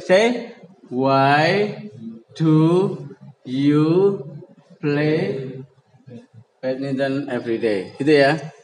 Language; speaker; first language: English; non-native, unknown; Indonesian